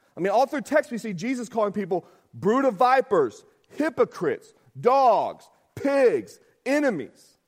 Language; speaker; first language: English; native; English